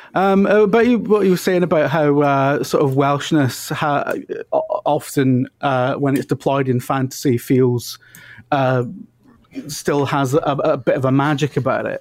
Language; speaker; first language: English; native; English